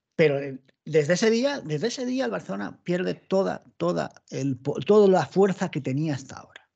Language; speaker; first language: Spanish; native; Spanish